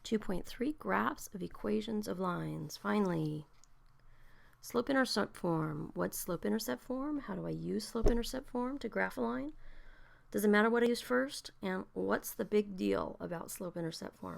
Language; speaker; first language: English; native; English